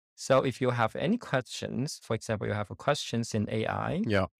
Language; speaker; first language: English; non-native, fluent; Indonesian